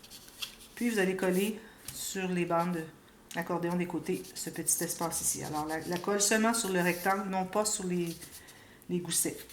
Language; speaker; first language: French; native; French